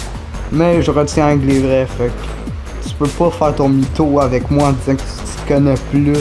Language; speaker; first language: French; native; French